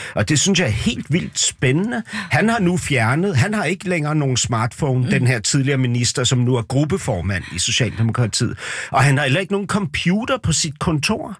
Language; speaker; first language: Danish; native; Danish